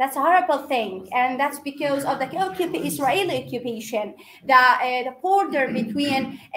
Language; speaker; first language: English; non-native, fluent; Arabic